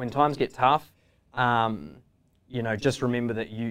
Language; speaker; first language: English; native; English